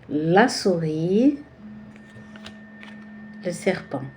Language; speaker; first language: French; non-native, fluent; Portuguese